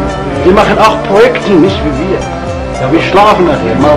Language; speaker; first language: German; non-native, learner; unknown